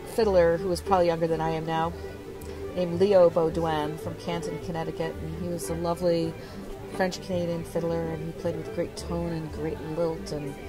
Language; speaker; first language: English; native; English